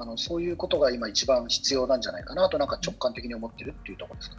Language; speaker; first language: Japanese; native; Japanese